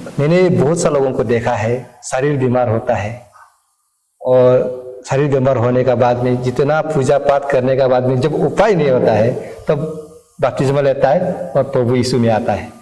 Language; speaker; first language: Hindi; non-native, local second language; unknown